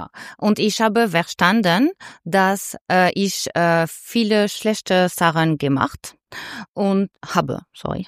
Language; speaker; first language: German; non-native, learner; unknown